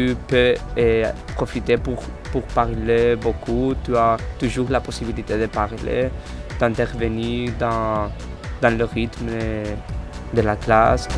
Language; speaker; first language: French; non-native, fluent; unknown